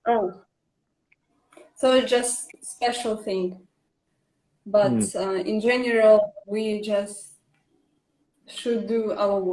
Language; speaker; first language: English; non-native, learner; Russian